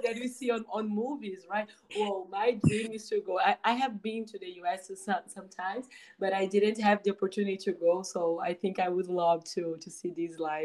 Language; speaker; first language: English; non-native, fluent; Portuguese